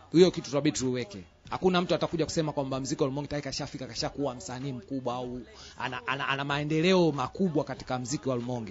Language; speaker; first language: Swahili; non-native, local second language; Rundi